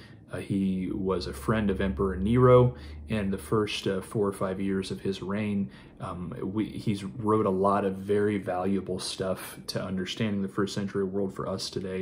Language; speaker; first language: English; native; English